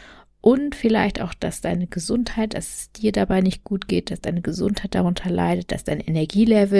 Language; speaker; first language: German; native; German